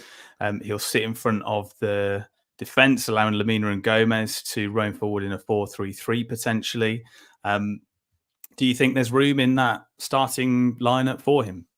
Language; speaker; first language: English; native; English